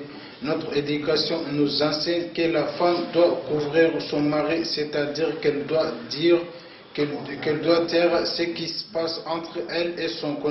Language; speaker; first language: French; non-native, fluent; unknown